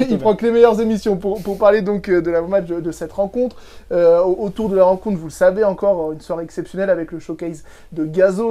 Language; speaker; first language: French; native; French